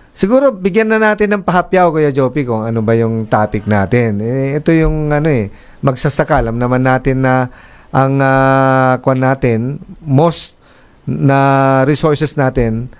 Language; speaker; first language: Filipino; native; Filipino